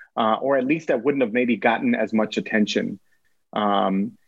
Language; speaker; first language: English; native; English